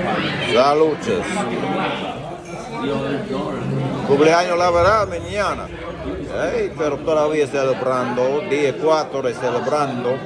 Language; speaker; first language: Spanish; non-native, learner; English